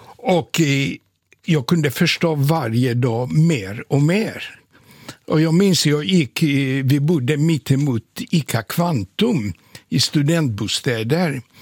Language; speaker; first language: Swedish; non-native, fluent; Polish